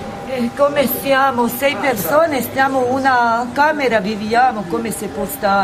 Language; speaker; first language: Italian; non-native, learner; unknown